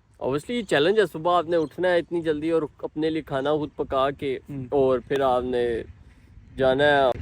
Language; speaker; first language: Urdu; non-native, local second language; Punjabi